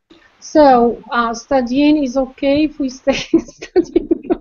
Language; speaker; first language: English; non-native, learner; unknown